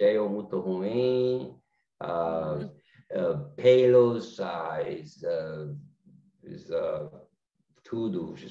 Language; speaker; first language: Portuguese; non-native, learner; English